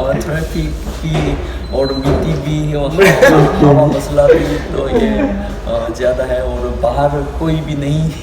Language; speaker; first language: Urdu; non-native, learner; Korean